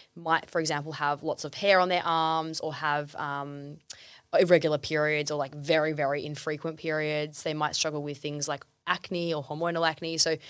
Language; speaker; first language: English; native; English